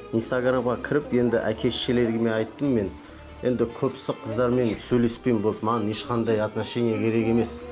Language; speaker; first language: Kazakh; non-native, local second language; Kurdish